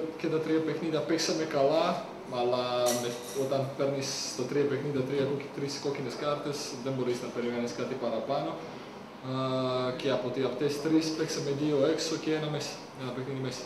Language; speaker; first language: Greek; non-native, fluent; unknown